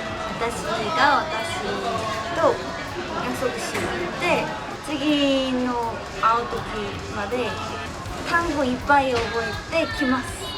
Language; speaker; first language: Japanese; non-native, learner; Korean